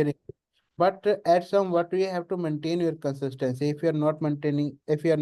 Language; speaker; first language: English; non-native, learner; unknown